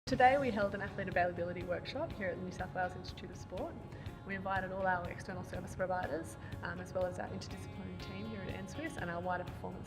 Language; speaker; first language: English; native; English